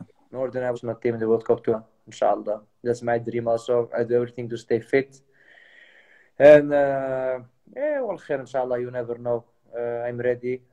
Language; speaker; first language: English; non-native, fluent; Arabic